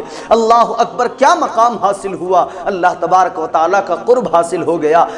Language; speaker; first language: Urdu; native; Urdu